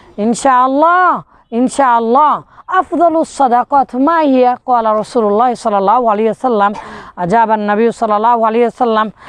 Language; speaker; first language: Arabic; non-native, fluent; Bangla